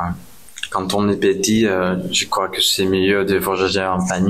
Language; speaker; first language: French; non-native, learner; Spanish